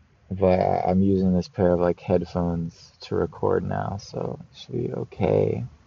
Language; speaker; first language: English; native; English